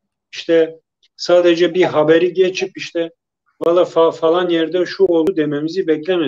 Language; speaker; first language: Turkish; non-native, local second language; Kurdish